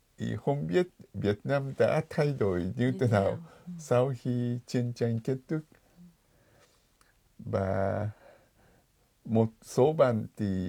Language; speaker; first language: Vietnamese; non-native, fluent; Japanese